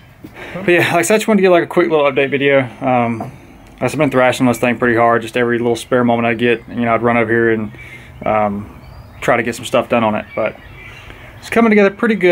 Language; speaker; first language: English; native; English